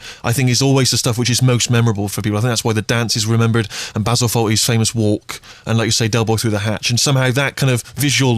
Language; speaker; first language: English; native; English